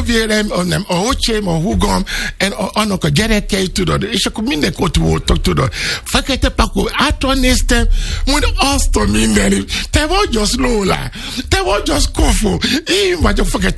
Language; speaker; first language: Hungarian; non-native, learner; Yoruba